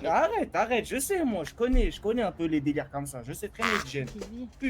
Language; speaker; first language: French; native; French